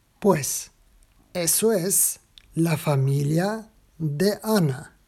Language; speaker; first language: Spanish; non-native, fluent; Turkish